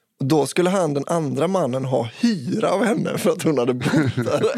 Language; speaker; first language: Swedish; native; Swedish